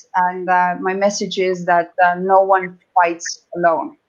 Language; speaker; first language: English; non-native, fluent; Estonian